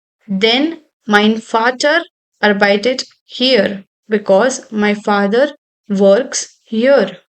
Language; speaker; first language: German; non-native, fluent; Hindi